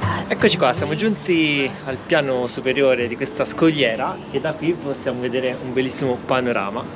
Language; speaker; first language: Italian; native; Italian